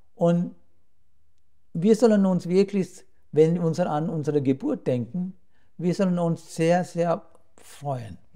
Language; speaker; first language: German; non-native, fluent; Sinhala